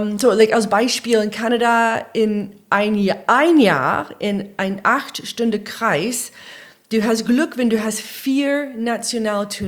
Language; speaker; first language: German; non-native, learner; English